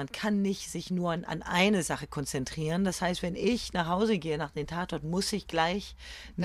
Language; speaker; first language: German; early bilingual, other home language; French